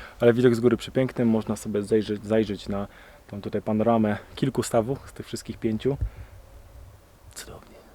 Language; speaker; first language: Polish; native; Polish